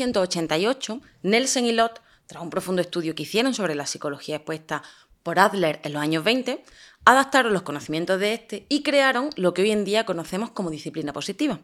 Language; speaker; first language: Spanish; native; Spanish